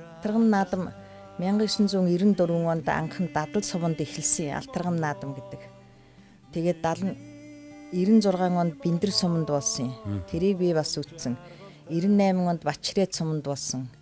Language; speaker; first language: Mongolian; non-native, local second language; Buriat